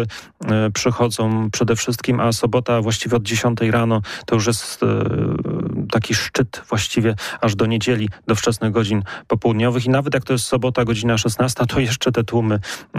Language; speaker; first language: Polish; native; Polish